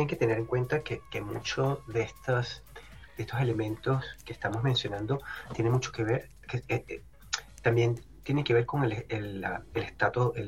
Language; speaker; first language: Spanish; native; Spanish